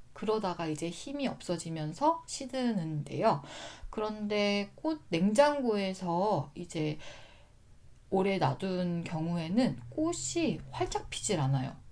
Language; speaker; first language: Korean; native; Korean